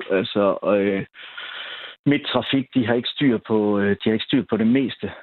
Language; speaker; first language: Danish; native; Danish